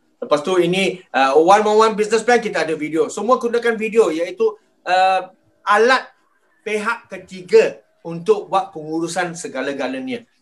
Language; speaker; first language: Malay; non-native, local second language; Chinese